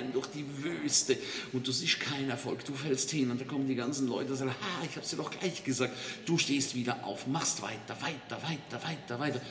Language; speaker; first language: German; native; German